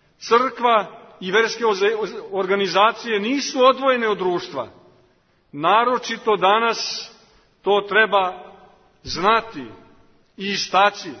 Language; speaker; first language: Serbian; native; Serbian